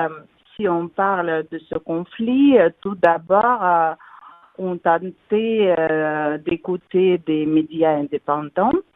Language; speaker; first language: French; non-native, fluent; Russian